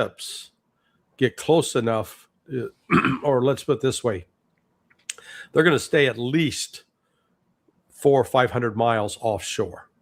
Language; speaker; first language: English; native; English